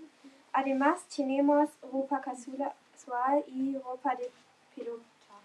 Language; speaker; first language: Spanish; non-native, learner; German